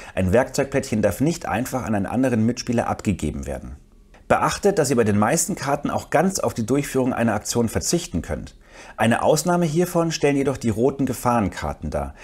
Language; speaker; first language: German; native; German